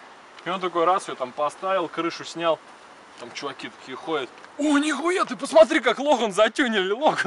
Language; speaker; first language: Russian; native; Russian